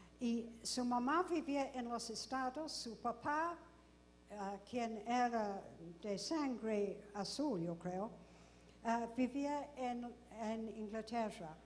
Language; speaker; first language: Spanish; non-native, fluent; English